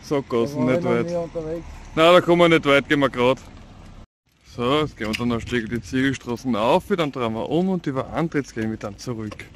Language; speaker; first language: German; native; German